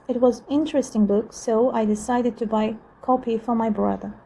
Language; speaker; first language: English; non-native, fluent; Azerbaijani